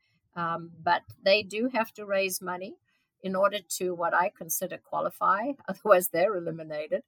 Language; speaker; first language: English; native; English